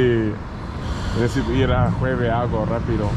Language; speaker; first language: Spanish; non-native, learner; English